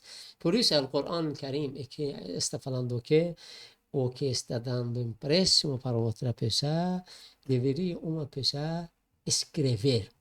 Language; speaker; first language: Portuguese; non-native, learner; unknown